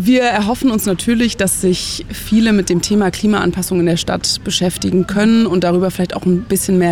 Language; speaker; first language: German; native; German